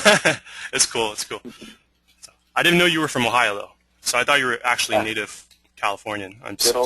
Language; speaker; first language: English; native; English